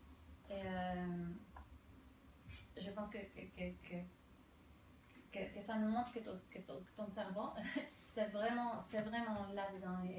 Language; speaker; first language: French; non-native, fluent; Spanish